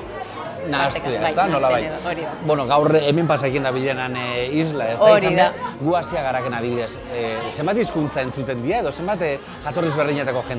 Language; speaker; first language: Basque; native; Basque